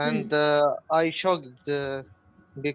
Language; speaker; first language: English; non-native, learner; Arabic